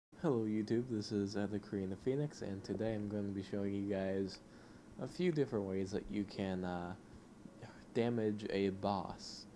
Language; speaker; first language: English; native; English